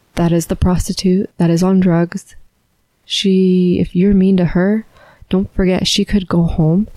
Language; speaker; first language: English; native; English